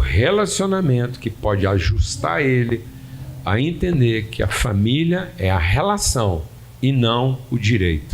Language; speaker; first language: Portuguese; native; Portuguese